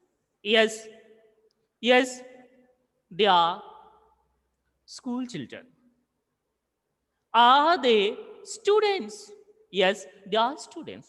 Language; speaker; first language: English; non-native, local second language; Hindi